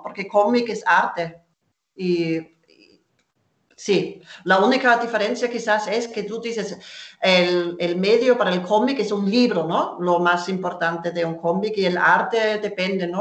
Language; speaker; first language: Spanish; non-native, fluent; German